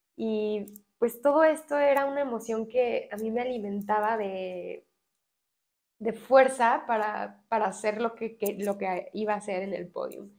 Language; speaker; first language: Spanish; native; Spanish